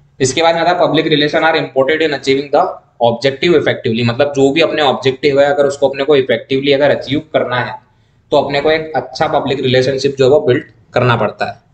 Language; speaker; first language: Hindi; native; Hindi